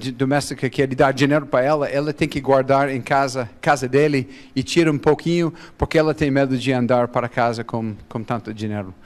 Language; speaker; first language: Portuguese; non-native, fluent; English